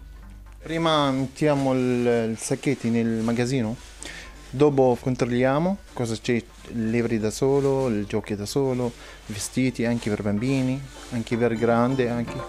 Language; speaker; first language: Italian; non-native, learner; Arabic